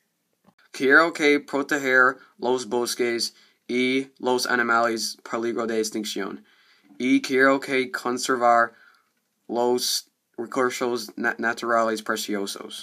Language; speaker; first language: Spanish; non-native, learner; English